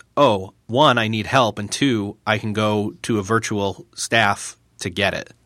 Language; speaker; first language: English; native; English